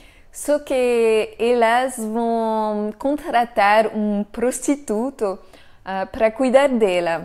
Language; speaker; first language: Portuguese; non-native, fluent; French